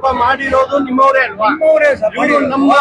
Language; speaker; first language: Kannada; native; Kannada